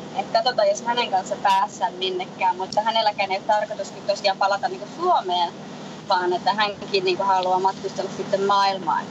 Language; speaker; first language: Finnish; native; Finnish